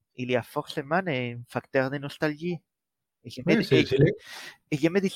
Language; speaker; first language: French; non-native, fluent; Spanish